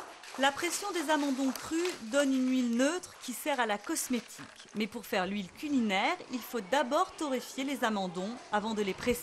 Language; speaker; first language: French; native; French